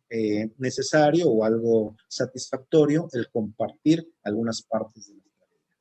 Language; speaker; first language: Spanish; native; Spanish